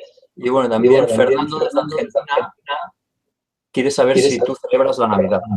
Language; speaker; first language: Spanish; native; Spanish